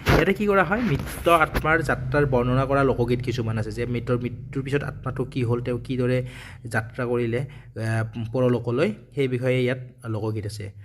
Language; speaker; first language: Assamese; native; Assamese